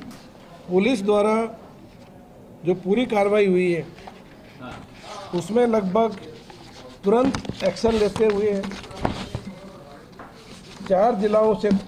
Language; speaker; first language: Hindi; non-native, local second language; Gujarati